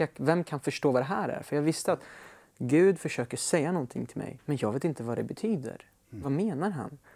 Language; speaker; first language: Swedish; native; Swedish